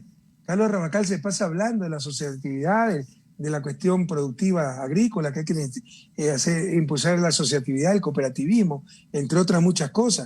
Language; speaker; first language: Spanish; native; Spanish